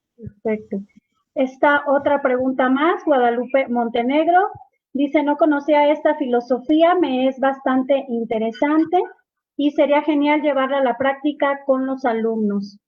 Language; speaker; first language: Spanish; native; Spanish